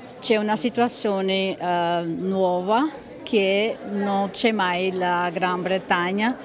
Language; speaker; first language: Italian; non-native, fluent; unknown